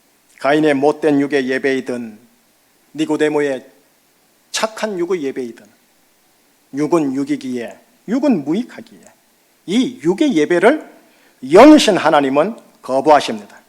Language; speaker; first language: Korean; native; Korean